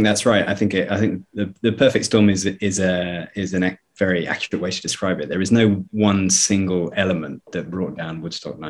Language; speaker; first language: English; native; English